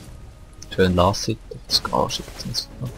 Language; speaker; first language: German; native; German